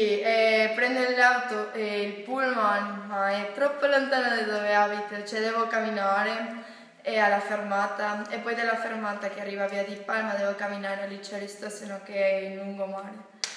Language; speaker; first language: Italian; non-native, learner; Spanish